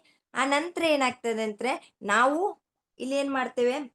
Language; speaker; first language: Kannada; native; Kannada